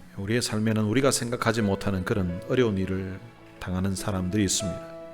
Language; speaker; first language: Korean; native; Korean